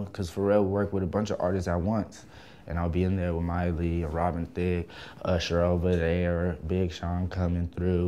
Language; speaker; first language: English; native; English